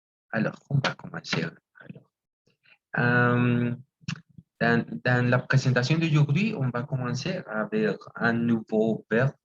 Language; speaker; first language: French; non-native, fluent; Spanish